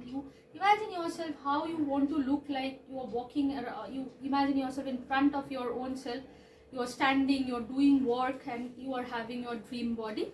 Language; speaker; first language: English; non-native, local second language; Bangla